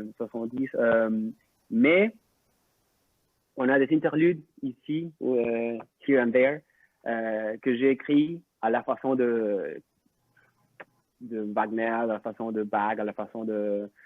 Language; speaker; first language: French; non-native, local second language; Spanish